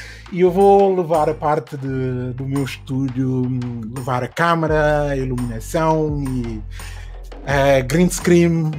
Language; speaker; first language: Portuguese; non-native, local second language; Upper Guinea Crioulo